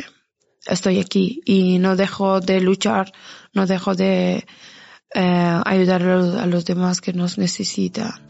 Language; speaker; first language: Spanish; non-native, fluent; Persian